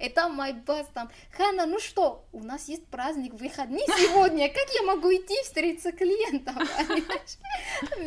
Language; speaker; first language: Russian; non-native, learner; Arabic